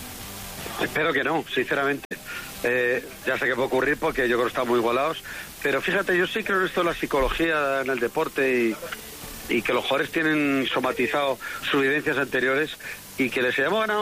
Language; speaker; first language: Spanish; native; Spanish